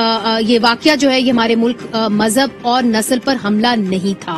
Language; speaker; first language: Urdu; native; Urdu